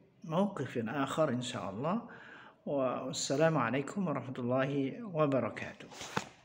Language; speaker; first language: Arabic; non-native, fluent; Indonesian